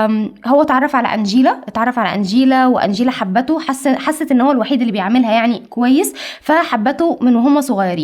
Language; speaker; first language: Arabic; native; Arabic